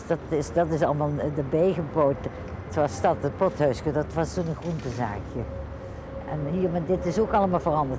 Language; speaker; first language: Dutch; native; Dutch